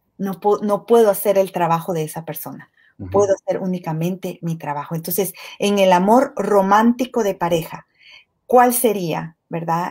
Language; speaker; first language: Spanish; native; Spanish